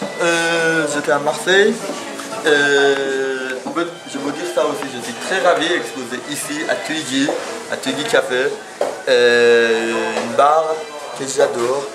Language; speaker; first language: French; non-native, fluent; Persian